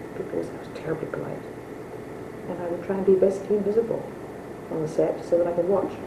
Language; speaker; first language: English; native; English